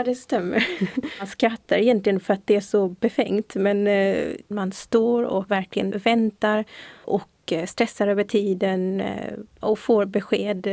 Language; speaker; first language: Swedish; native; Swedish